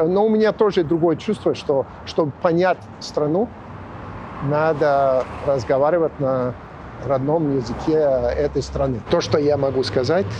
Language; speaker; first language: Russian; non-native, fluent; English